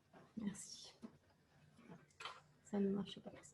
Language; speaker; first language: French; native; French